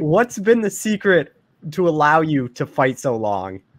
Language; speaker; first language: English; native; English